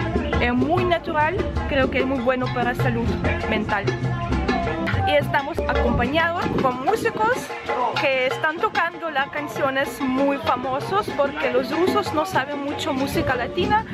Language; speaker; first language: Spanish; non-native, fluent; Russian